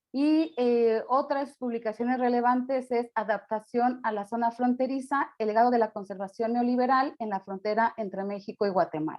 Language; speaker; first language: Spanish; native; Spanish